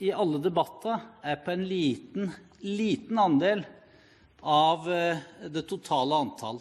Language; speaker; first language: Norwegian; native; Norwegian